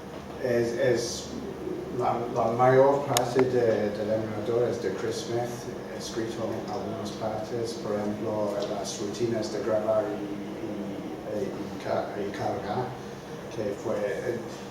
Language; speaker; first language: Spanish; non-native, fluent; English